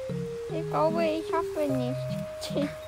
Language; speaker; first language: German; non-native, learner; Korean